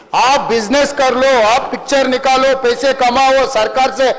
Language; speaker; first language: Hindi; non-native, local second language; Telugu